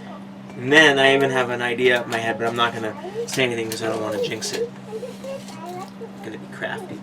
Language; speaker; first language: English; native; English